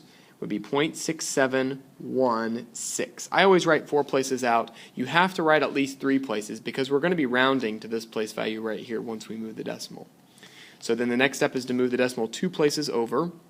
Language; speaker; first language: English; native; English